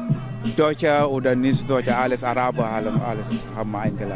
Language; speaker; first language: German; non-native, learner; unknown